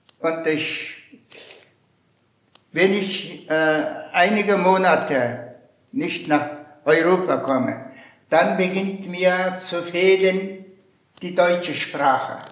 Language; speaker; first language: German; non-native, fluent; Mongolian